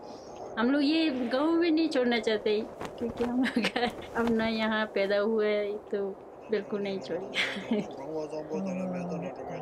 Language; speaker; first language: Hindi; non-native, local second language; Ladakhi